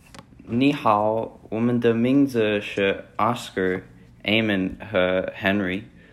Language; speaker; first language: Chinese; non-native, learner; English